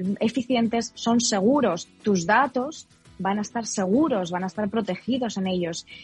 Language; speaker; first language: Spanish; native; Spanish